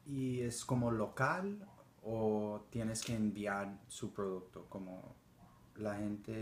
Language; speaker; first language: Spanish; early bilingual, heritage; Spanish